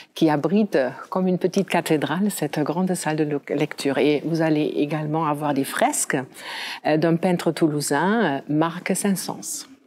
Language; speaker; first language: French; non-native, fluent; German